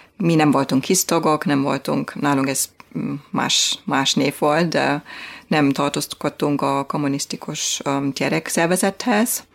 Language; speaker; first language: Hungarian; non-native, fluent; German